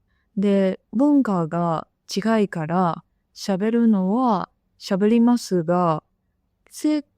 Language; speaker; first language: Japanese; non-native, fluent; Chinese